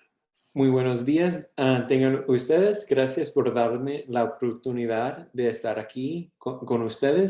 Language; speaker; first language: Spanish; early bilingual, heritage; English